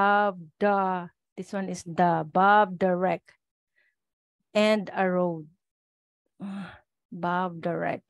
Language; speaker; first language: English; non-native, local second language; Filipino